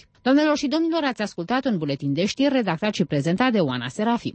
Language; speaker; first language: Romanian; native; Romanian